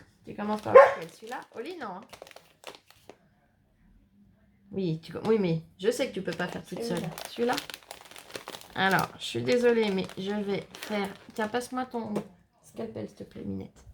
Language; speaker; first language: French; native; French